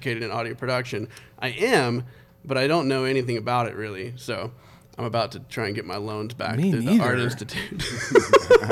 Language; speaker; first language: English; native; English